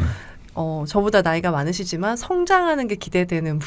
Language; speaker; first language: Korean; native; Korean